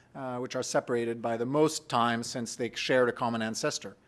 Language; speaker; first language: English; non-native, fluent; French